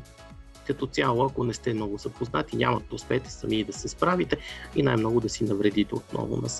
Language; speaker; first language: Bulgarian; native; Bulgarian